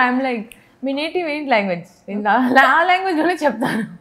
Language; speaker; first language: Telugu; non-native, learner; Kannada